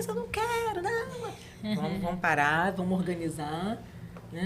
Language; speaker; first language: Portuguese; native; Portuguese